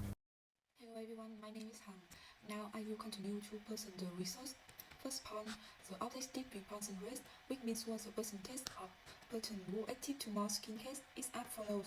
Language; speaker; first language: English; non-native, learner; Vietnamese